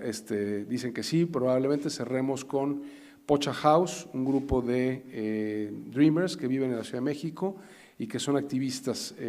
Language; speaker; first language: Spanish; native; Spanish